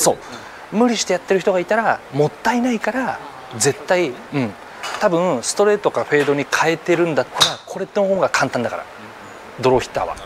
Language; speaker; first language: Japanese; native; Japanese